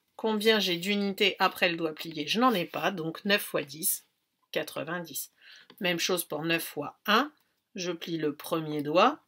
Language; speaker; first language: French; native; French